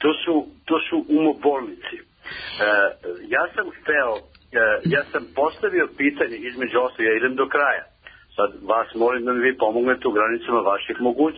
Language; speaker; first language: Serbian; native; Serbian